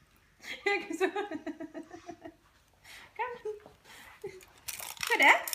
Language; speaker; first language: Dutch; non-native, learner; Thai